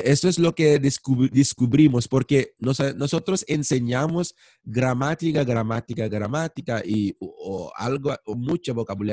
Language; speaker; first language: Spanish; non-native, fluent; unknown